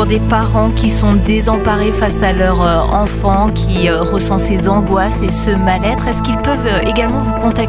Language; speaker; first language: French; native; French